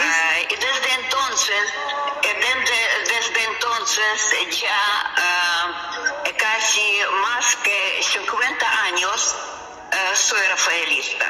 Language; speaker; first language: Spanish; non-native, learner; Russian